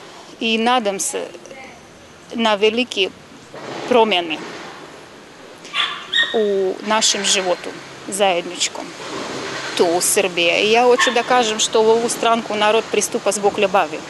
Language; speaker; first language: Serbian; non-native, learner; Russian